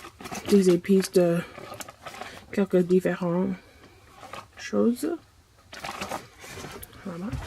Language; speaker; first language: French; non-native, fluent; English